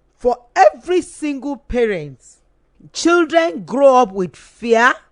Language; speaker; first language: English; non-native, local second language; Yoruba